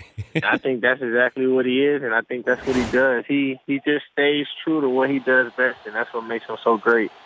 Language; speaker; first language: English; native; English